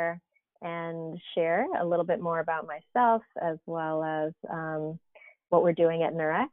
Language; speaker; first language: English; native; English